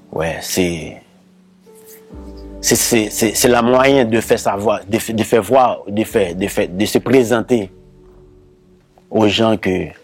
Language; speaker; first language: French; non-native, local second language; Haitian Creole